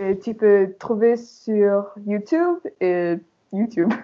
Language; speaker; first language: French; non-native, learner; English